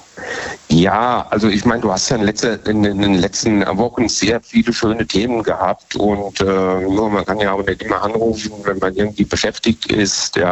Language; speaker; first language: German; native; German